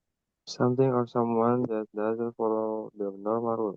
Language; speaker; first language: English; non-native, learner; Indonesian